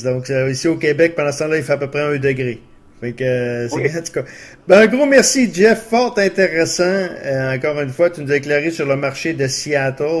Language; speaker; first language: French; native; French